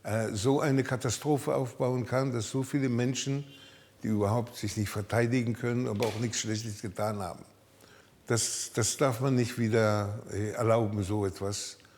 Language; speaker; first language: German; early bilingual, heritage; German